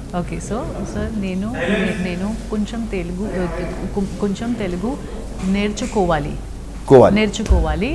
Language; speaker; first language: Telugu; non-native, learner; Hindi